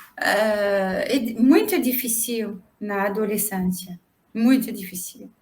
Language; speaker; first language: Portuguese; non-native, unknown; French